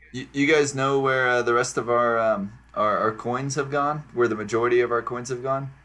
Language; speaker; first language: English; native; English